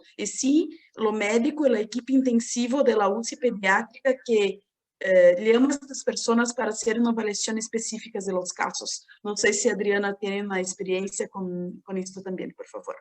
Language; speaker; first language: Spanish; non-native, learner; Portuguese